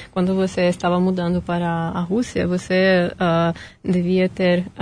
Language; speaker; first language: Portuguese; non-native, fluent; Russian